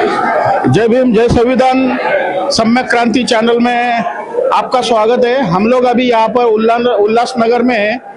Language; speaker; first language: Hindi; non-native, local second language; Marathi